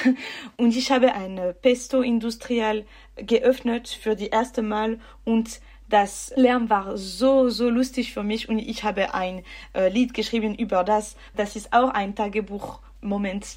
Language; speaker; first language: German; non-native, learner; French